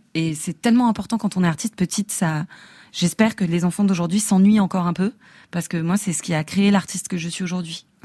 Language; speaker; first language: French; native; French